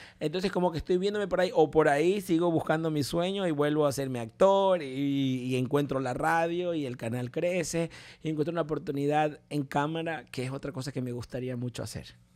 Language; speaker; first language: Spanish; native; Spanish